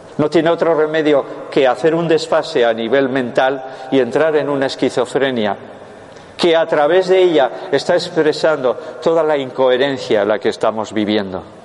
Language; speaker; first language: Spanish; non-native, local second language; Basque